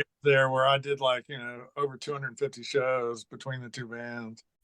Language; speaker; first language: English; native; English